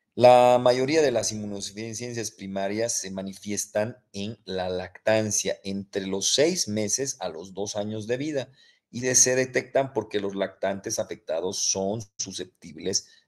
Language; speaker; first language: Spanish; native; Spanish